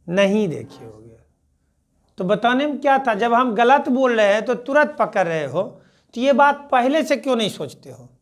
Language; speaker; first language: Hindi; native; Hindi